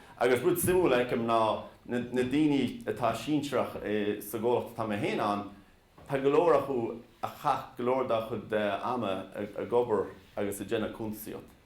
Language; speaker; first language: Irish; native; Irish